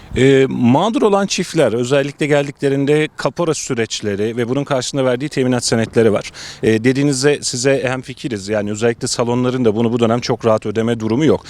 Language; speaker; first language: Turkish; native; Turkish